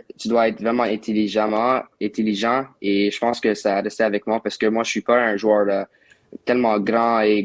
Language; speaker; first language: French; non-native, local second language; English